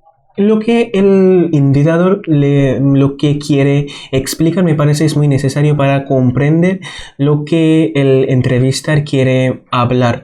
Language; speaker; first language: Spanish; non-native, fluent; Bangla